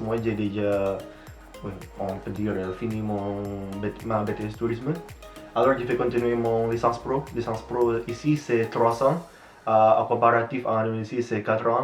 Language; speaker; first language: French; non-native, fluent; Indonesian